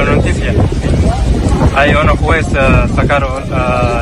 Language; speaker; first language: Spanish; non-native, learner; Arabic